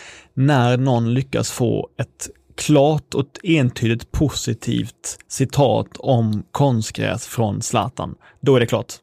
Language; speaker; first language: Swedish; native; Swedish